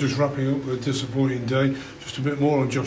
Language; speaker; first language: English; native; English